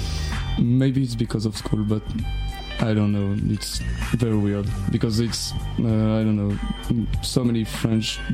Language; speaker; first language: English; non-native, learner; French